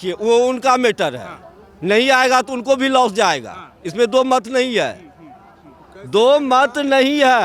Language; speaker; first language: Hindi; native; Hindi